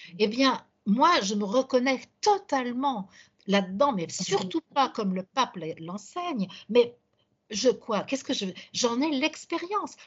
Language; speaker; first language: French; native; French